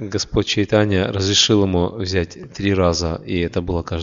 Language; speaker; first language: Russian; native; Russian